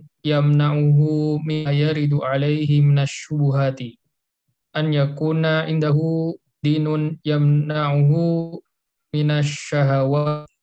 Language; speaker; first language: Arabic; non-native, learner; Indonesian